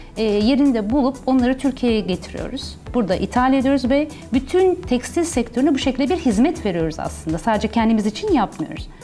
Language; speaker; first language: Turkish; early bilingual, heritage; Turkish